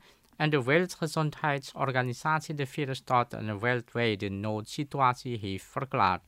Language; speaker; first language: Dutch; non-native, fluent; Indonesian